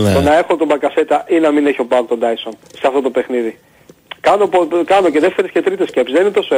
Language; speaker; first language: Greek; native; Greek